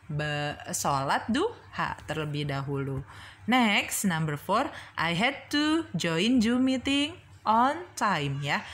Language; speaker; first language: English; non-native, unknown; Indonesian